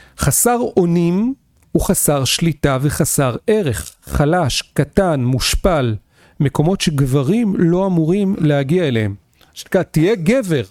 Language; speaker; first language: Hebrew; native; Hebrew